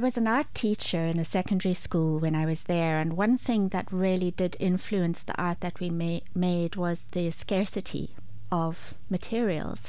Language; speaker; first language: English; native; English